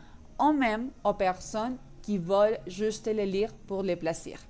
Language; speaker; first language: French; non-native, learner; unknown